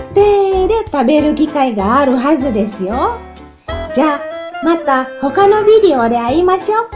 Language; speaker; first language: Japanese; non-native, fluent; Indonesian